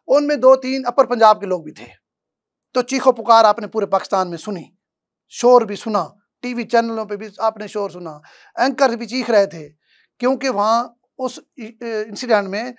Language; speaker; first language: Urdu; non-native, local second language; Saraiki